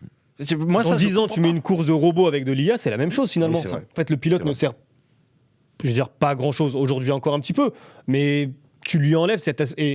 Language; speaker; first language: French; native; French